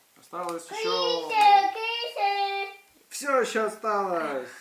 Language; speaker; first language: Russian; native; Russian